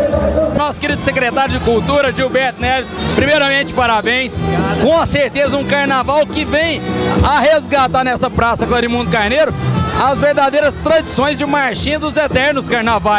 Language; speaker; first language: Portuguese; native; Portuguese